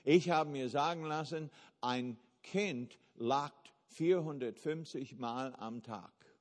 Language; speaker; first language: German; non-native, fluent; English